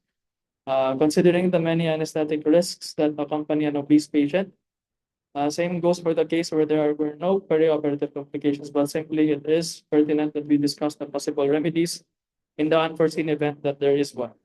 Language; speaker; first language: English; non-native, local second language; Filipino